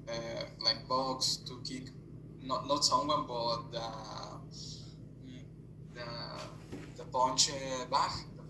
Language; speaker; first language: English; non-native, fluent; Spanish